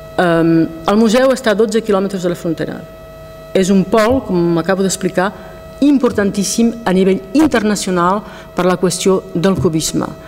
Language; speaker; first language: Catalan; non-native, local second language; French